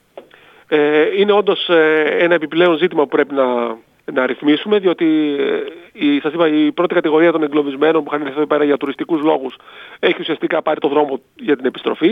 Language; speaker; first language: Greek; native; Greek